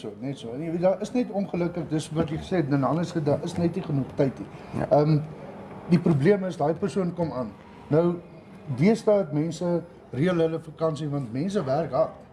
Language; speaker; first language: Afrikaans; native; Afrikaans